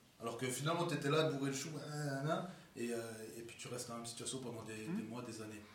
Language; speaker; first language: French; native; French